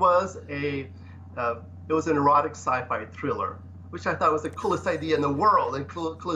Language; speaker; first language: English; early bilingual, other home language; Polish